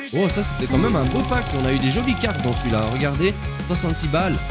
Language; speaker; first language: French; native; French